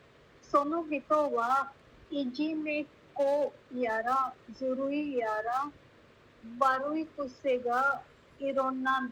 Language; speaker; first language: Japanese; non-native, learner; Hindi